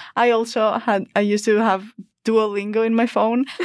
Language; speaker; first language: English; non-native, fluent; Greek